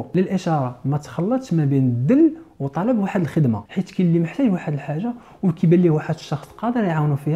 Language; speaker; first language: Arabic; native; Arabic